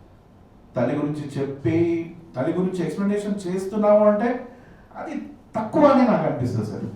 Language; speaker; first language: Telugu; native; Telugu